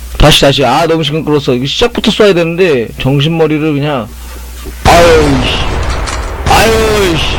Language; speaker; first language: Korean; native; Korean